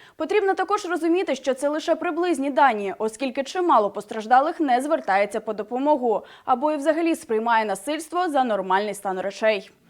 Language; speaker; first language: Ukrainian; native; Ukrainian